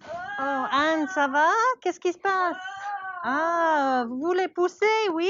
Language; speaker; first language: French; non-native, learner; English